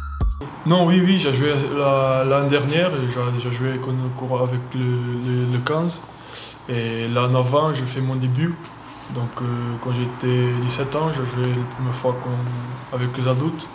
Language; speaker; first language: French; non-native, learner; Portuguese